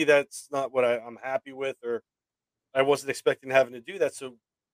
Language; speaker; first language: English; native; English